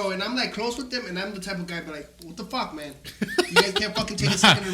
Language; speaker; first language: English; early bilingual, other home language; Spanish